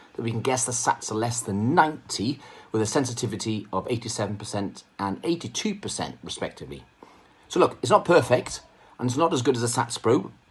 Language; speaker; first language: English; non-native, local second language; Welsh